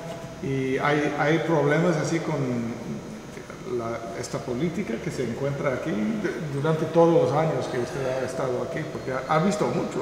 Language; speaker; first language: Spanish; non-native, fluent; English